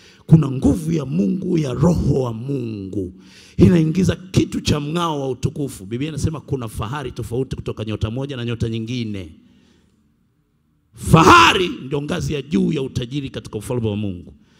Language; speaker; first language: Swahili; native; Swahili